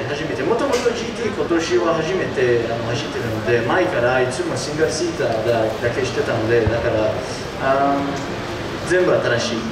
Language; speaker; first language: Japanese; early bilingual, heritage; Japanese